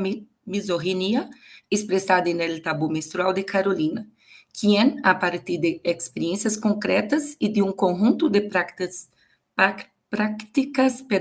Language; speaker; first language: Spanish; non-native, learner; Portuguese